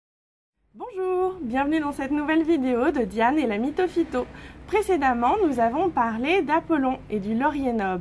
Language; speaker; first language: French; native; French